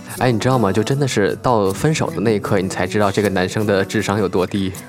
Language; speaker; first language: Chinese; native; Chinese